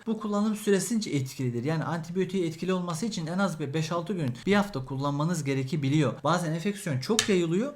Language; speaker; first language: Turkish; native; Turkish